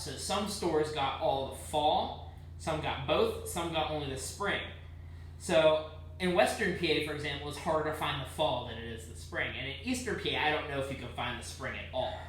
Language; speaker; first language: English; native; English